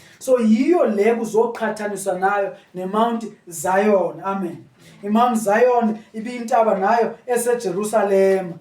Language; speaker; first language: Zulu; non-native, local second language; Xhosa